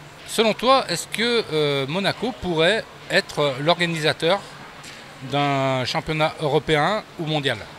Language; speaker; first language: French; native; French